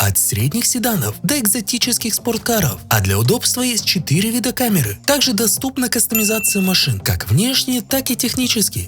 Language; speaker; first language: Russian; native; Russian